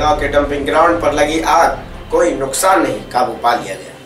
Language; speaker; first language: Hindi; native; Hindi